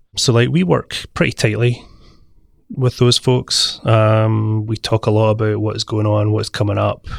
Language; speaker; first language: English; native; English